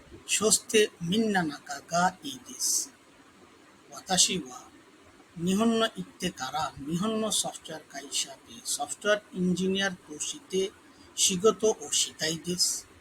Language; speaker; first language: Japanese; non-native, learner; Bangla